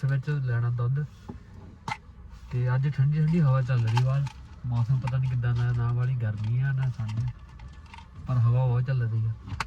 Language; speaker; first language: Punjabi; native; Punjabi